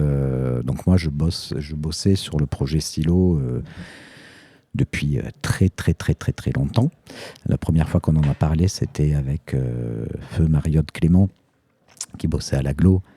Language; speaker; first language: French; native; French